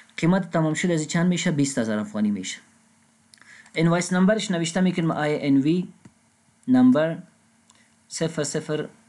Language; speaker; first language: Persian; non-native, local second language; Pashto